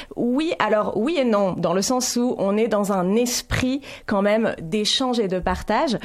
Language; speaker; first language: French; native; French